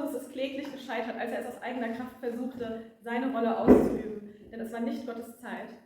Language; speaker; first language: German; native; German